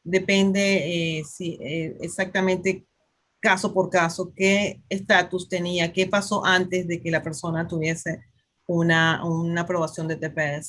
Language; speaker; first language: Spanish; native; Spanish